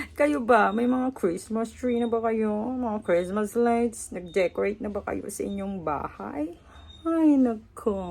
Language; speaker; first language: Filipino; non-native, local second language; Iloko